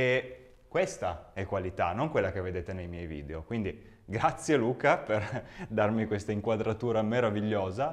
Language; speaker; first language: Italian; native; Italian